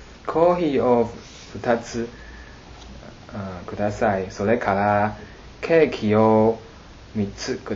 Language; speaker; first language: Japanese; non-native, learner; Chinese